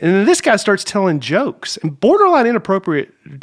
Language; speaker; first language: English; native; English